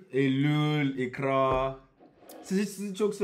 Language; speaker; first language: Turkish; non-native, learner; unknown